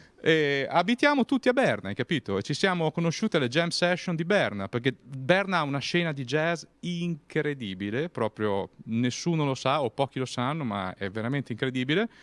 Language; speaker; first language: Italian; native; Italian